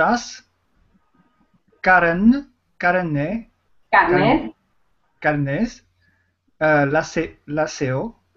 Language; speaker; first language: Spanish; non-native, learner; Chinese